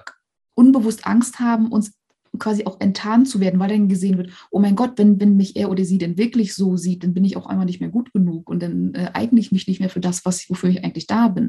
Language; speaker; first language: German; native; German